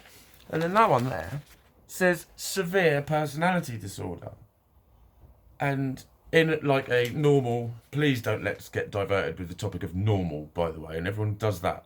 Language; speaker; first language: English; native; English